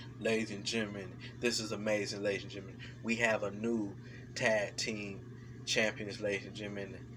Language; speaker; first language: English; native; English